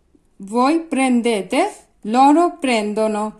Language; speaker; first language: Italian; non-native, fluent; Bangla